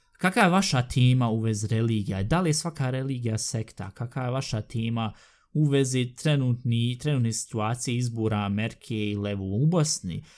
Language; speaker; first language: Bosnian; early bilingual, heritage; Bosnian